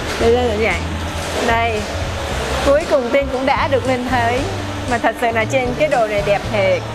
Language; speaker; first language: Vietnamese; early bilingual, heritage; Vietnamese